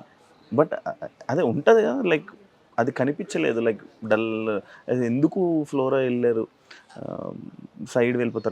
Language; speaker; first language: Telugu; native; Telugu